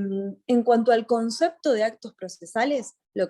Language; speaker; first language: Spanish; native; Spanish